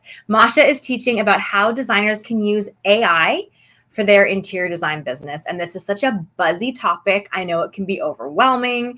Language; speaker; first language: English; native; English